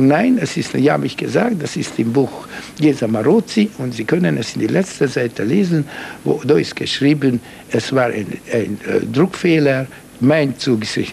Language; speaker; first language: German; non-native, fluent; Hungarian